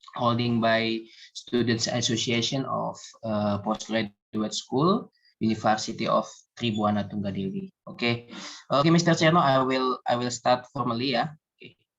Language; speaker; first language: English; non-native, learner; Indonesian